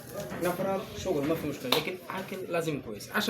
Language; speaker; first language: Arabic; non-native, learner; Bangla